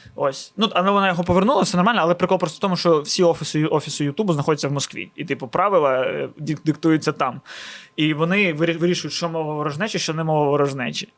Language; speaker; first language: Ukrainian; non-native, local second language; Russian